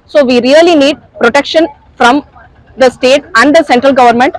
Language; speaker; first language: English; non-native, local second language; Telugu